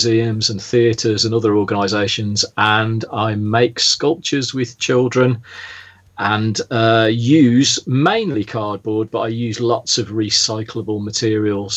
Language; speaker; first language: English; native; English